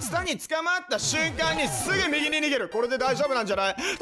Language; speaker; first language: Japanese; native; Japanese